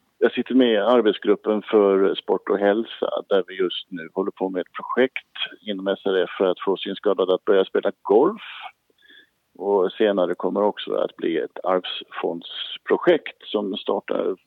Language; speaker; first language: Swedish; native; Swedish